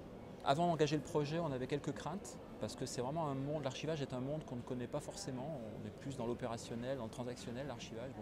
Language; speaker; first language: French; native; French